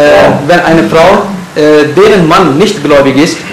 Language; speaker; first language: German; non-native, fluent; Urdu